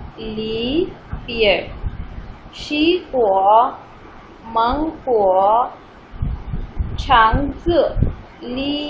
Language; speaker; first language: Chinese; non-native, fluent; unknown